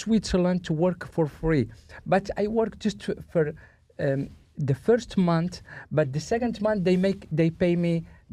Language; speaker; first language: English; non-native, learner; Spanish